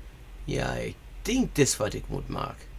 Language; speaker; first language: Dutch; non-native, learner; English